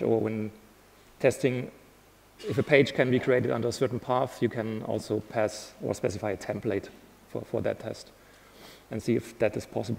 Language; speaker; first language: English; non-native, fluent; German